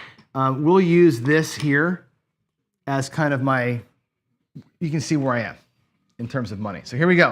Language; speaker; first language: English; native; English